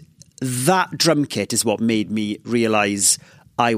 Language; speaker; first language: English; non-native, local second language; Welsh